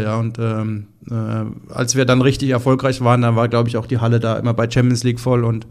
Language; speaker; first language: German; native; German